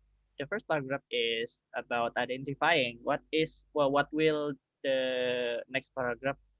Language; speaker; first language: English; non-native, learner; Indonesian